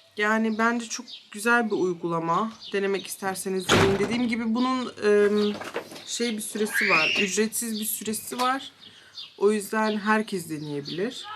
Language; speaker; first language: Turkish; early bilingual, heritage; Turkish